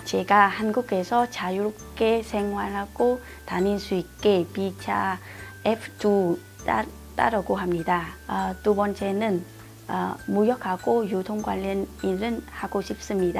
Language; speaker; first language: Korean; non-native, fluent; Vietnamese